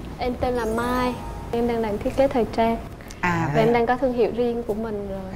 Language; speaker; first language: Vietnamese; native; Vietnamese